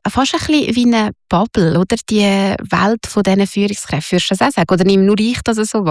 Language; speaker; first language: German; native; German